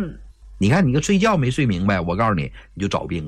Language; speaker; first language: Chinese; native; Chinese